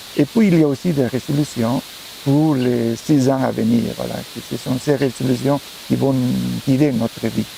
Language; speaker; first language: French; non-native, fluent; Spanish